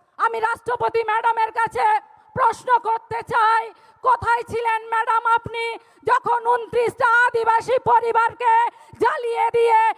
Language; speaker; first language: Bangla; non-native, local second language; Santali